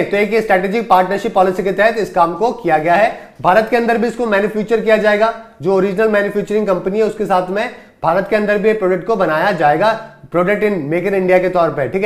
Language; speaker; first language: Hindi; native; Hindi